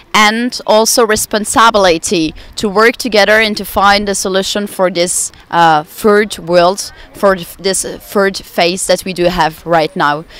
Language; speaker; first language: English; non-native, fluent; Italian